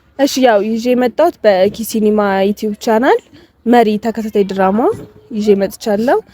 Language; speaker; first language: Amharic; native; Amharic